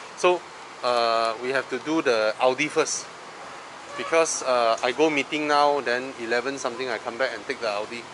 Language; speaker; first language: English; non-native, local second language; Chinese